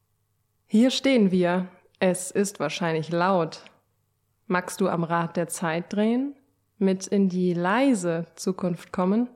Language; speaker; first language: German; native; German